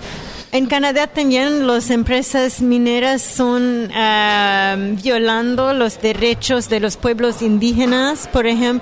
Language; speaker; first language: Spanish; non-native, fluent; French